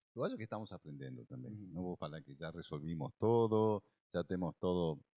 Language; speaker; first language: Portuguese; non-native, learner; Spanish